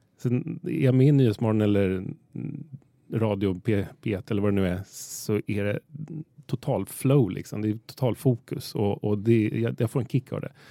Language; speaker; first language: Swedish; native; Swedish